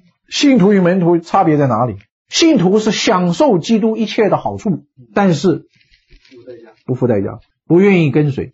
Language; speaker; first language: Chinese; native; Chinese